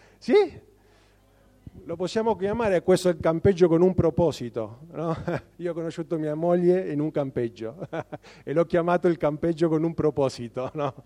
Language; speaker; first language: Italian; non-native, fluent; Spanish